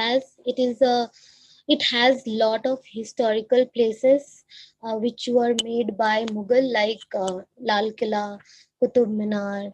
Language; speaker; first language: English; non-native, learner; Hindi